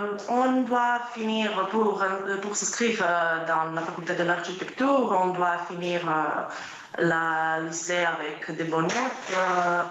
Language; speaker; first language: French; non-native, fluent; Croatian